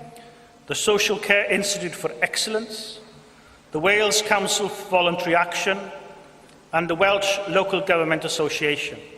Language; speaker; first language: English; non-native, local second language; Welsh